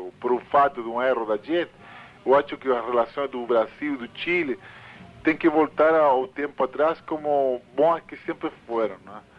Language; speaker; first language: Portuguese; non-native, fluent; Spanish